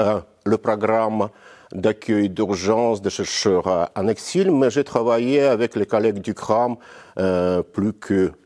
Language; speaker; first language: French; non-native, fluent; Russian